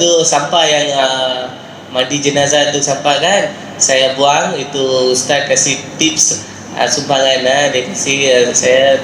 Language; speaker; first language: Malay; non-native, local second language; Tamil